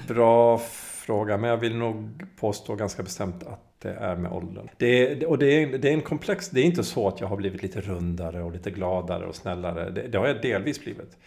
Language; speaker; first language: Swedish; native; Swedish